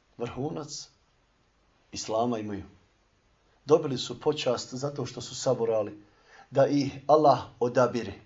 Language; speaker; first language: Bosnian; native; Bosnian